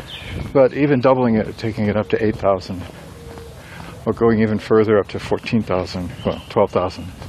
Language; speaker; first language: English; native; English